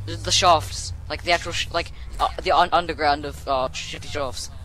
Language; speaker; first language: English; native; English